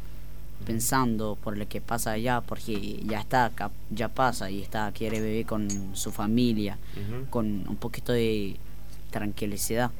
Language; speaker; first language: Spanish; non-native, learner; Arabic